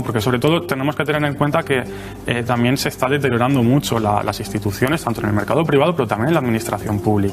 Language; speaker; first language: Spanish; native; Spanish